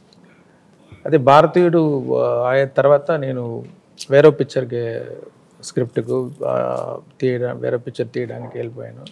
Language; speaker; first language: Telugu; non-native, fluent; Tamil